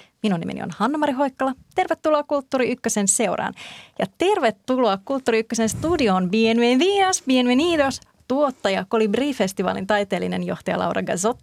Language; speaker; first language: Finnish; native; Finnish